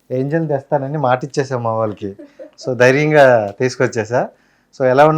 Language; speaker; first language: Telugu; native; Telugu